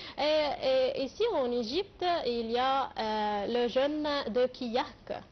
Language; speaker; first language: French; non-native, fluent; Arabic